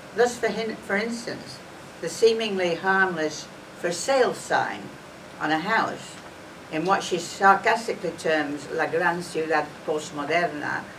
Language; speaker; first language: English; native; English